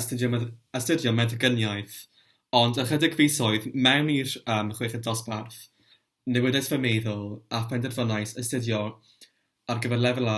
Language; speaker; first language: Welsh; non-native, local second language; English